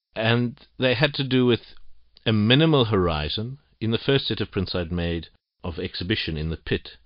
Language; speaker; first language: English; native; English